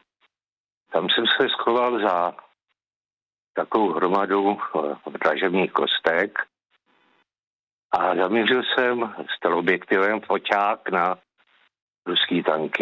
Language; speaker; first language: Czech; native; Czech